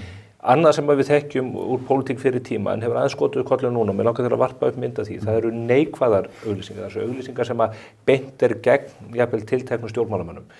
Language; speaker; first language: Icelandic; native; Icelandic